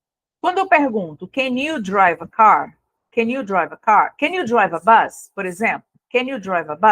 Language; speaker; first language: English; non-native, fluent; Portuguese